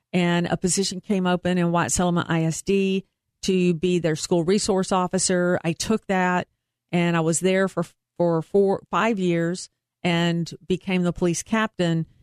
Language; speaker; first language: English; native; English